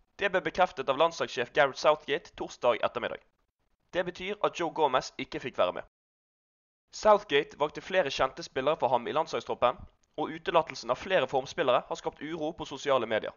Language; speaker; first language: Norwegian; native; Norwegian